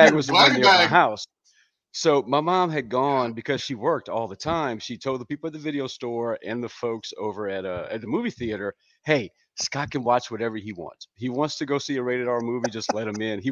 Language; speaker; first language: English; native; English